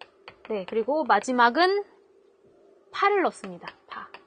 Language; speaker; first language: Korean; native; Korean